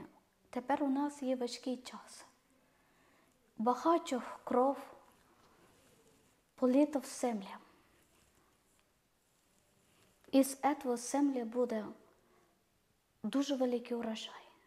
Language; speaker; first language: Ukrainian; non-native, learner; Malayalam